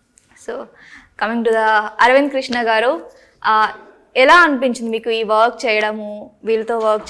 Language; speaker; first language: Telugu; native; Telugu